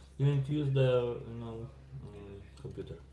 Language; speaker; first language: English; non-native, learner; Polish